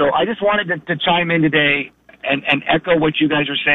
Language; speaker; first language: English; native; English